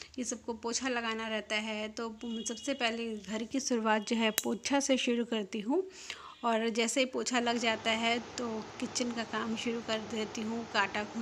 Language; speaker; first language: Hindi; non-native, local second language; Bangla